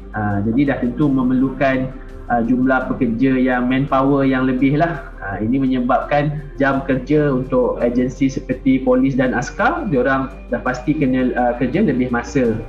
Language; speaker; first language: Malay; native; Malay